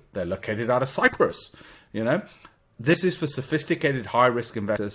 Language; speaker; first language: English; native; English